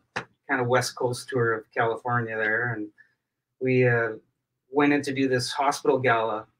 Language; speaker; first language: English; native; English